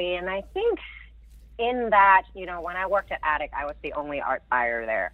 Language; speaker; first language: English; non-native, local second language; Cantonese